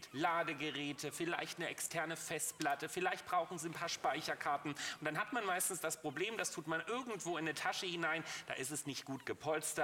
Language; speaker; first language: German; native; German